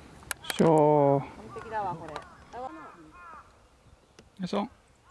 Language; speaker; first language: Japanese; native; Japanese